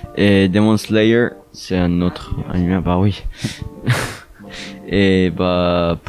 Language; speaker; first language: French; early bilingual, other home language; Spanish